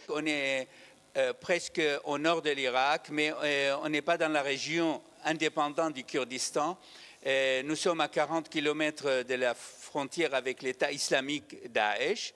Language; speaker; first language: French; non-native, fluent; Arabic